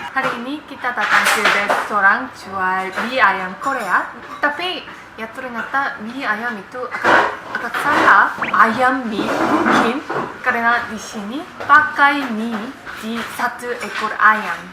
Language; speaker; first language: Indonesian; non-native, fluent; Korean